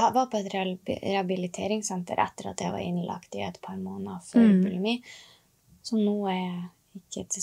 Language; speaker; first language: Norwegian; native; Norwegian